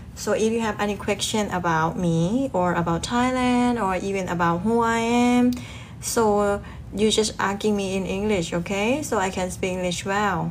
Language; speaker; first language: English; non-native, learner; Thai